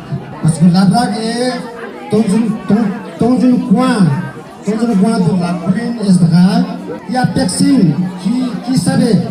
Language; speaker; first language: French; non-native, learner; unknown